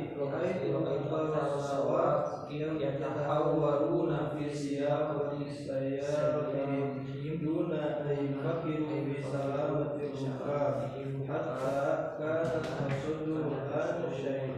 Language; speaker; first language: Arabic; non-native, learner; Indonesian